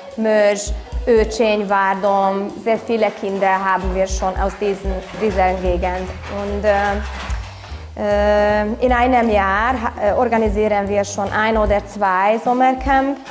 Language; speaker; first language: German; non-native, local second language; Hungarian